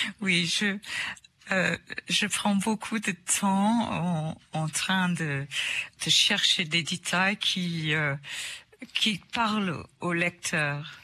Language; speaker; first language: French; non-native, fluent; English